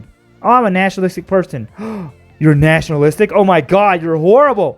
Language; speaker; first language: English; native; English